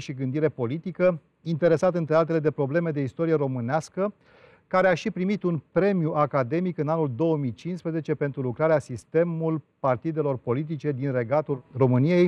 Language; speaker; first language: Romanian; native; Romanian